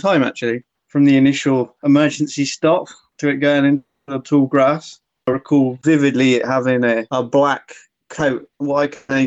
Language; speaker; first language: English; native; English